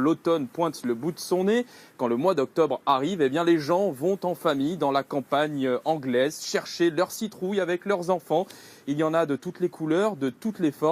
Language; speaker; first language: French; native; French